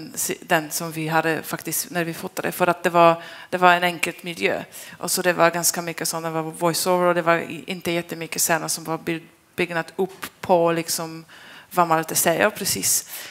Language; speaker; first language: Swedish; non-native, fluent; Polish